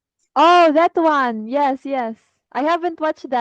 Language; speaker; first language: English; non-native, fluent; Filipino